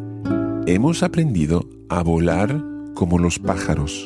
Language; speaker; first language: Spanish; non-native, fluent; English